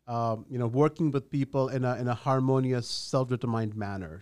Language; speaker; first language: English; non-native, local second language; Gujarati